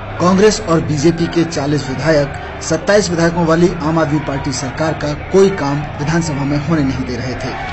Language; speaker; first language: Hindi; native; Hindi